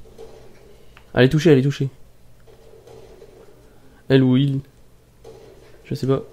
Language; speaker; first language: French; native; French